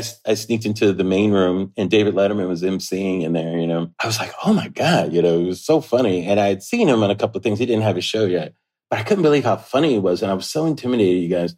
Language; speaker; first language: English; native; English